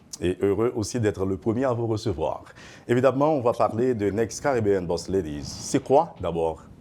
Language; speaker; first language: French; non-native, local second language; Haitian Creole